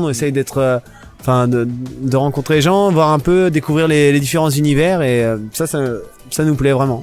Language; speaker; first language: French; native; French